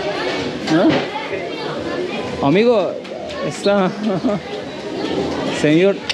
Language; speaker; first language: Spanish; non-native, learner; Turkish